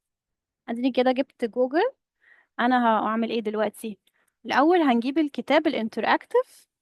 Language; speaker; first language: Arabic; native; Arabic